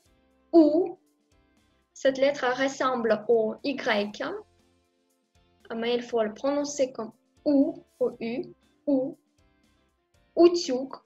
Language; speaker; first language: French; non-native, fluent; Russian